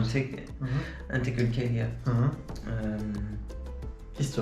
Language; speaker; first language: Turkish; non-native, learner; French